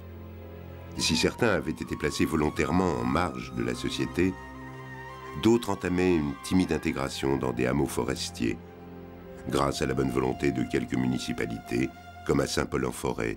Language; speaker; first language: French; native; French